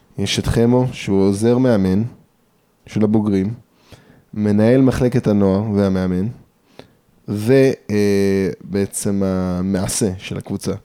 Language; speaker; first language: Hebrew; early bilingual, other home language; English